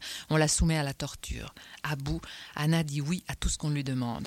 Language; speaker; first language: French; native; French